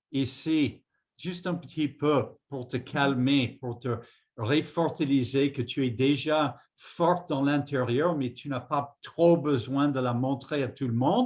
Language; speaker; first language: French; non-native, fluent; English